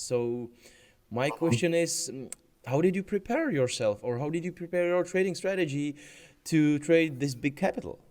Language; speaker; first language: English; non-native, fluent; Czech